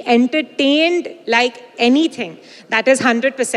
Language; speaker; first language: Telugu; non-native, learner; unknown